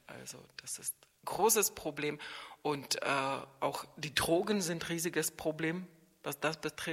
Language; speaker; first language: German; non-native, fluent; Czech